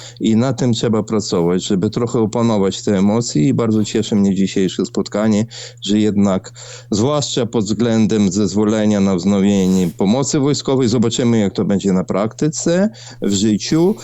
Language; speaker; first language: Polish; non-native, fluent; Ukrainian